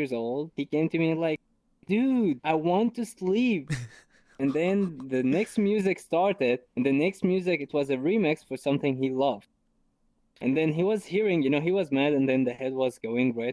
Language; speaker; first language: English; non-native, fluent; Arabic